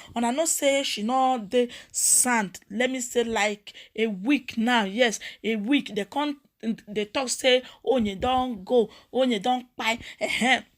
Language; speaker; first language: Nigerian Pidgin; non-native, local second language; Yoruba